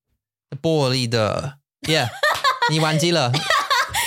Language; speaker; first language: Chinese; non-native, learner; English